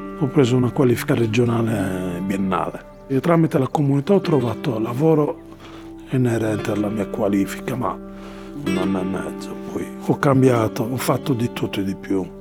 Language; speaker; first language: Italian; non-native, fluent; Arabic